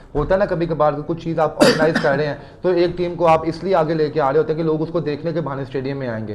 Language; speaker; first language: Urdu; non-native, local second language; Punjabi